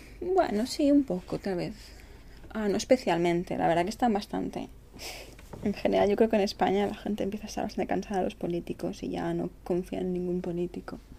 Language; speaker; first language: Spanish; native; Spanish